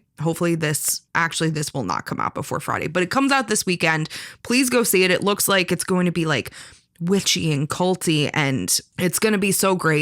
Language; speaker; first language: English; native; English